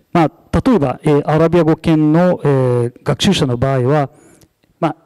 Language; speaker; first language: Japanese; non-native, fluent; Arabic